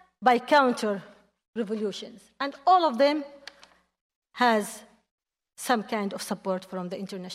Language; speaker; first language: English; non-native, fluent; Arabic